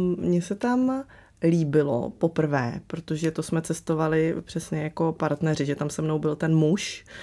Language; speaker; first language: Czech; early bilingual, other home language; Slovak